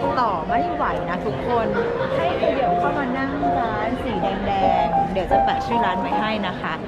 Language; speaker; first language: Thai; native; Thai